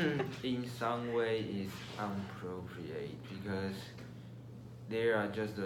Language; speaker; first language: English; non-native, learner; Chinese